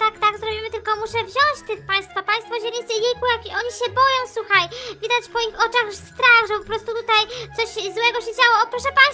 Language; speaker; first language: Polish; native; Polish